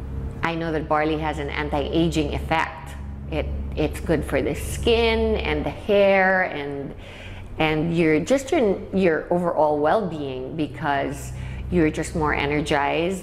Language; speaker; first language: English; non-native, local second language; Filipino